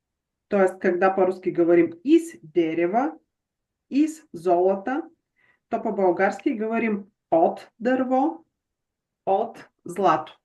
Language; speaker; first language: Russian; non-native, fluent; Bulgarian